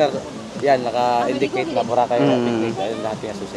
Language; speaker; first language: Filipino; native; Filipino